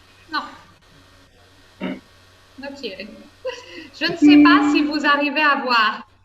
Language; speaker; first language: French; non-native, fluent; Spanish